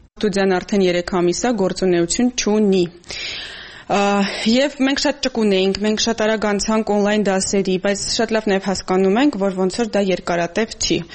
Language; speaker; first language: Armenian; native; Armenian